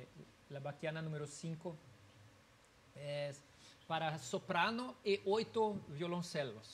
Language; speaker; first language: Spanish; non-native, learner; Portuguese